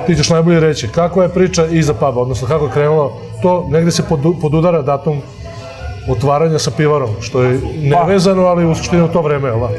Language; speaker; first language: Serbian; native; Serbian